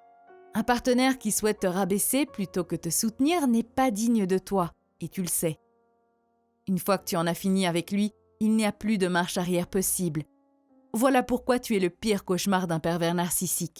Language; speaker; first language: French; native; French